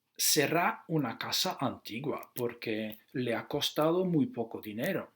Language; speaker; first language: Spanish; non-native, fluent; Dutch